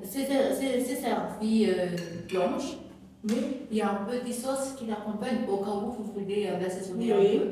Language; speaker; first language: French; non-native, local second language; Malagasy